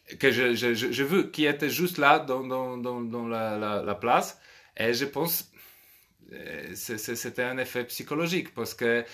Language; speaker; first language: French; non-native, fluent; Polish